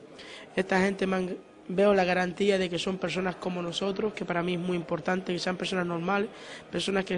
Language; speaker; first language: Spanish; native; Spanish